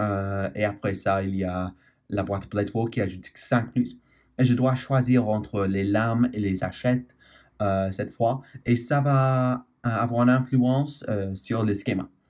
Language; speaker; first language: French; non-native, learner; English